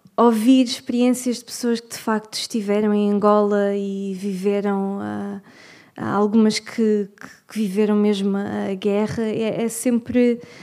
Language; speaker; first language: Portuguese; native; Portuguese